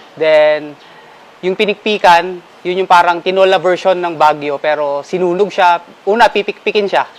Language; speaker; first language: Filipino; non-native, local second language; Iloko